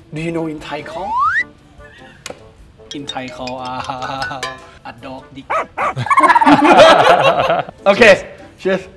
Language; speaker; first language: English; non-native, learner; Thai